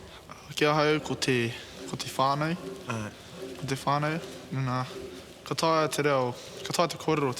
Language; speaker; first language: Māori; non-native, local second language; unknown